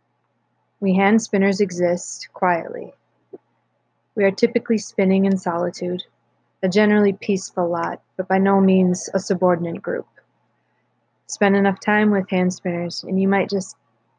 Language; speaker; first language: English; native; English